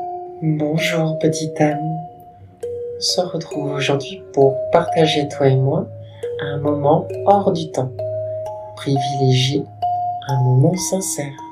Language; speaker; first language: French; native; French